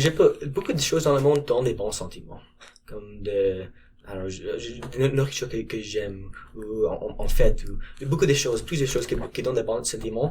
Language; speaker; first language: French; non-native, learner; English